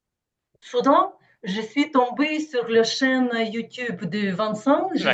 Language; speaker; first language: French; non-native, fluent; Ukrainian